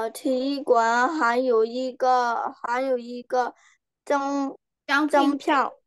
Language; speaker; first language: Chinese; non-native, learner; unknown